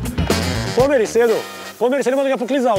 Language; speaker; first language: Croatian; native; Croatian